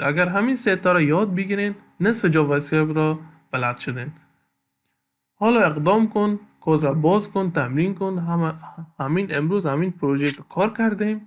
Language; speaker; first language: Persian; native; Persian